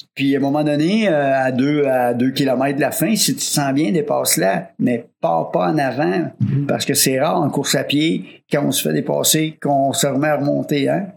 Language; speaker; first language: French; native; French